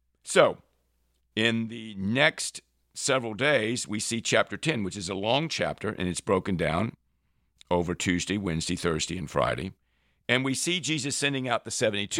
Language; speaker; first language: English; native; English